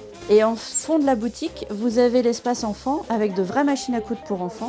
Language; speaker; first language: French; native; French